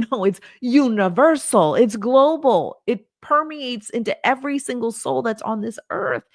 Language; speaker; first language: English; native; English